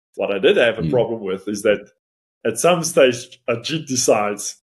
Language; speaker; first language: English; non-native, local second language; Afrikaans